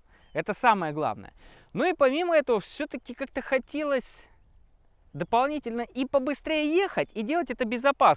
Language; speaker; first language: Russian; native; Russian